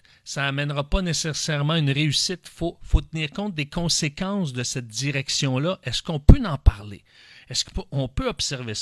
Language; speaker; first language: French; native; French